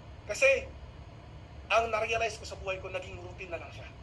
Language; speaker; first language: Filipino; native; Filipino